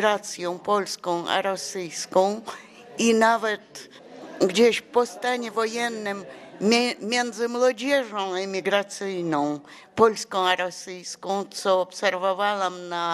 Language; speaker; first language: Polish; non-native, fluent; Russian